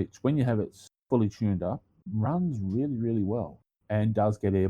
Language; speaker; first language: English; native; English